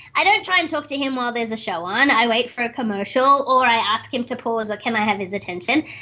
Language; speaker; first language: English; native; English